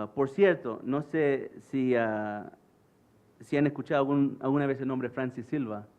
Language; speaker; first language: Spanish; early bilingual, heritage; English